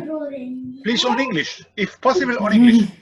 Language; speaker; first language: English; non-native, fluent; Spanish